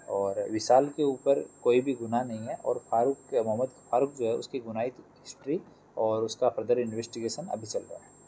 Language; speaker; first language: Hindi; non-native, local second language; Gujarati